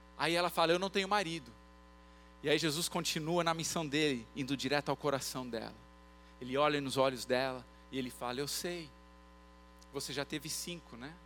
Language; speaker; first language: Portuguese; early bilingual, other home language; English